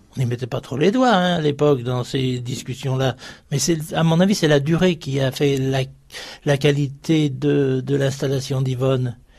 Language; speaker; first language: French; native; French